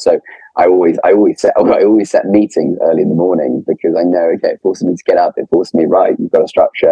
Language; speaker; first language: English; native; English